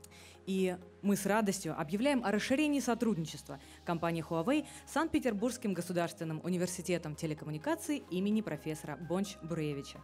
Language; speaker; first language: Russian; native; Russian